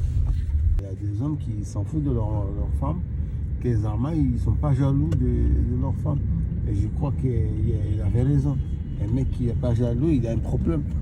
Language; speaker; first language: French; non-native, learner; Arabic